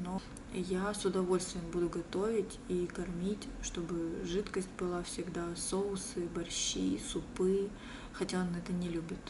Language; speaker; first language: Russian; native; Russian